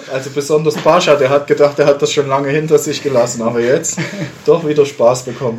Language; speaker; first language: German; native; German